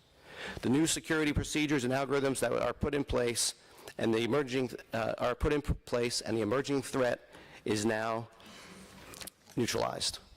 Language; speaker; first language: English; native; English